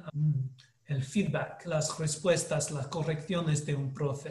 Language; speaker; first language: Spanish; non-native, learner; English